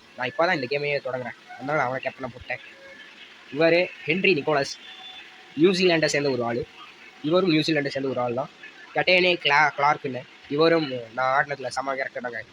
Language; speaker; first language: Tamil; non-native, local second language; Urdu